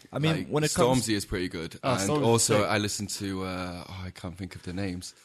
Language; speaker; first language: English; native; English